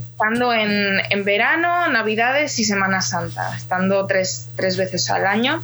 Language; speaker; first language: Spanish; early bilingual, other home language; Ukrainian